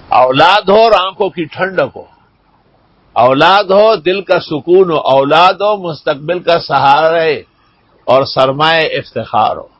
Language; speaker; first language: Urdu; non-native, local second language; Pashto